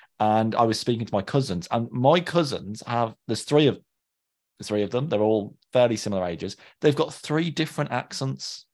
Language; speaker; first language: English; native; English